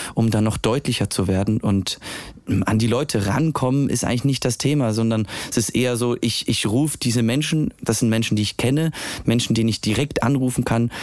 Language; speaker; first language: German; native; German